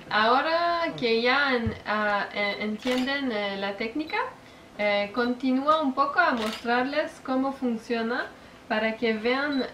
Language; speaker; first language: Spanish; non-native, fluent; French